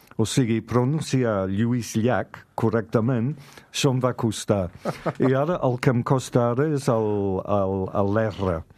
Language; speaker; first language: Catalan; non-native, fluent; English